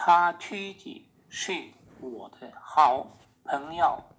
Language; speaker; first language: Chinese; non-native, learner; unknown